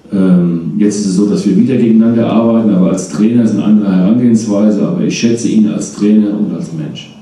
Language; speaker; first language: German; native; German